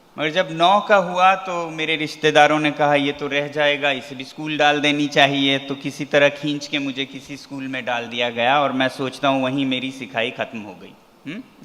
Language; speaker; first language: Hindi; non-native, local second language; Ladakhi